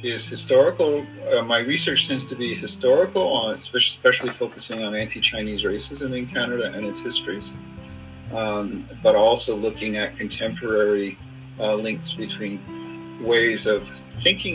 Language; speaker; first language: English; native; English